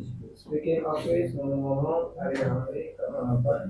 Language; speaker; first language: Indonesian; native; Indonesian